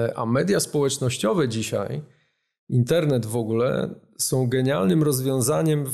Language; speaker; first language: Polish; native; Polish